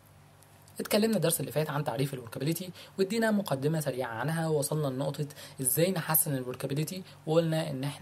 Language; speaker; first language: Arabic; native; Arabic